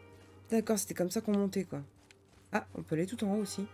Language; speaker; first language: French; native; French